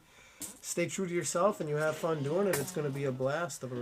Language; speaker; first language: English; native; English